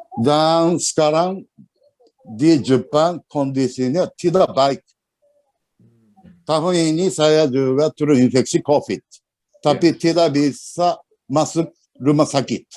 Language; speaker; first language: Indonesian; non-native, learner; Japanese